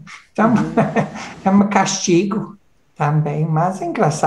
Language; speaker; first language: Portuguese; non-native, fluent; English